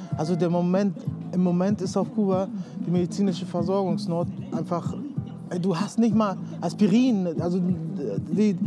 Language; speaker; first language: German; early bilingual, other home language; Spanish